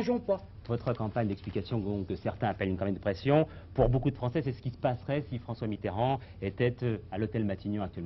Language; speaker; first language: French; native; French